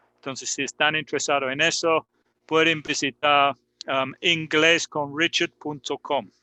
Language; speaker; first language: Spanish; non-native, fluent; English